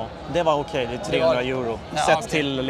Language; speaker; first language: Swedish; native; Swedish